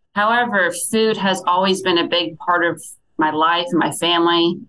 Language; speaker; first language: English; native; English